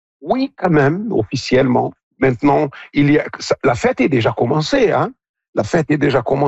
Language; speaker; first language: French; non-native, local second language; Portuguese